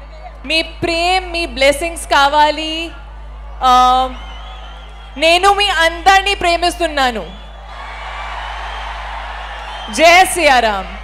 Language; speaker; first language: Telugu; non-native, learner; Hindi